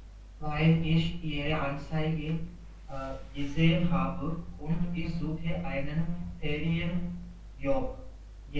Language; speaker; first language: German; non-native, learner; Hindi